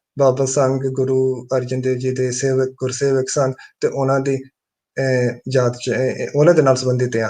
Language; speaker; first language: Punjabi; early bilingual, heritage; Punjabi